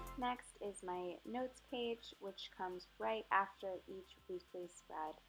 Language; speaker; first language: English; native; English